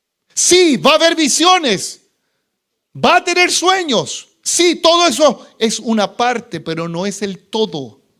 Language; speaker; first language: Spanish; native; Spanish